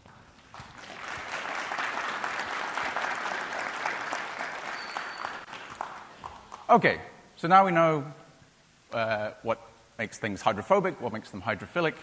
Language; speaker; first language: English; native; English